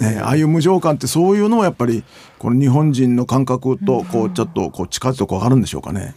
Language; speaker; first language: Japanese; native; Japanese